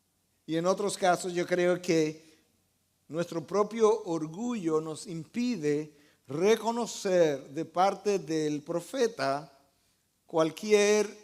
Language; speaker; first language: Spanish; native; Spanish